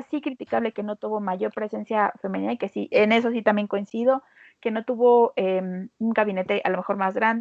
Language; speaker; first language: Spanish; native; Spanish